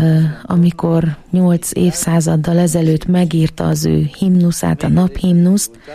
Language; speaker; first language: Hungarian; native; Hungarian